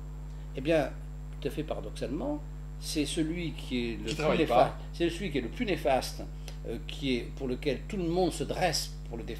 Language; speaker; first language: French; native; French